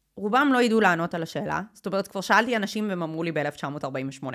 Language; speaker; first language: Hebrew; non-native, fluent; English